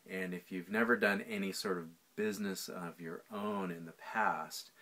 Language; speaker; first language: English; native; English